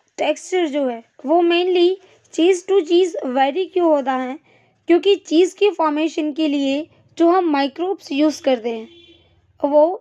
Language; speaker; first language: Hindi; non-native, local second language; Gujarati